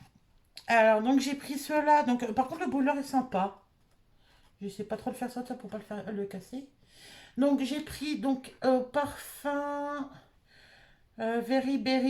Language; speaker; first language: French; native; French